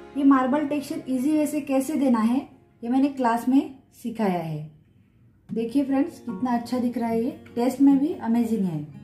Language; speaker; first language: Hindi; non-native, local second language; Marathi